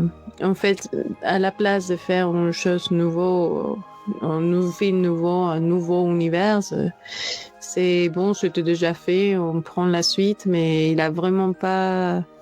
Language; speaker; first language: French; non-native, fluent; Spanish